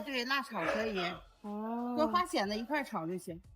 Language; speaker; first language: Chinese; native; Chinese